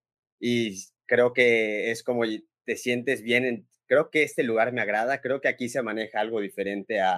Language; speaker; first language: Spanish; native; Spanish